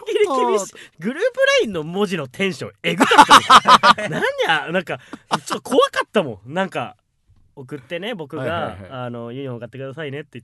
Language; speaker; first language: Japanese; native; Japanese